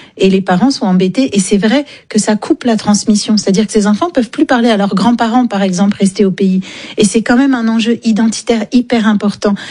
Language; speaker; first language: French; native; French